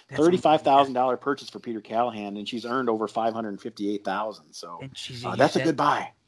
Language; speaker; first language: English; native; English